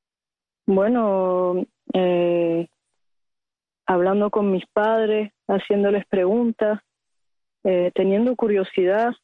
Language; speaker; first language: Spanish; early bilingual, heritage; Spanish